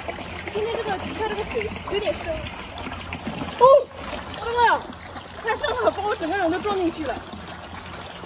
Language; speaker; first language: Chinese; native; Chinese